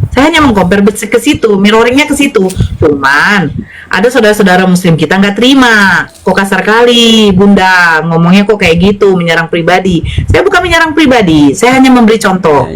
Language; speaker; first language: Indonesian; native; Indonesian